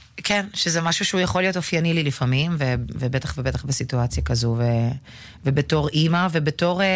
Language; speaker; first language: Hebrew; early bilingual, other home language; Russian